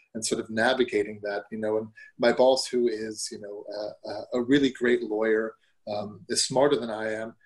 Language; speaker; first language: English; early bilingual, other home language; German